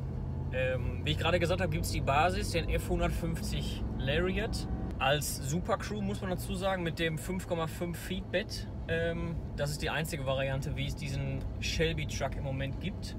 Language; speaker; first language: German; native; German